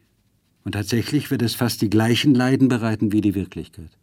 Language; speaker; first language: German; native; German